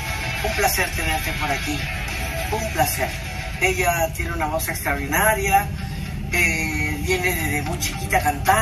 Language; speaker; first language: Spanish; native; Spanish